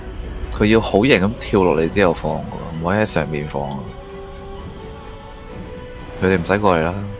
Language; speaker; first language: Chinese; native; Chinese